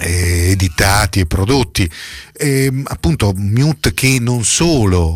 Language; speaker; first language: Italian; native; Italian